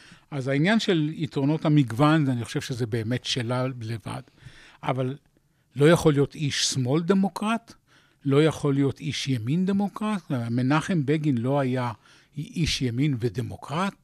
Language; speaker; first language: Hebrew; native; Hebrew